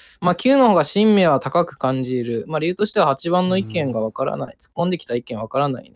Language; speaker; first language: Japanese; native; Japanese